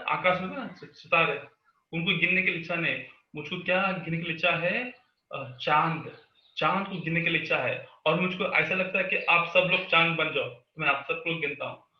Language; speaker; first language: Hindi; non-native, local second language; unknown